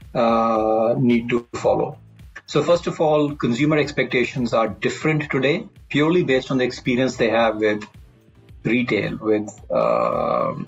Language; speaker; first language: English; non-native, local second language; Hindi